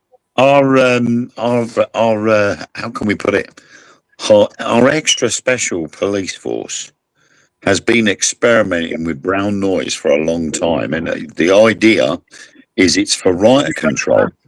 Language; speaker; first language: English; native; English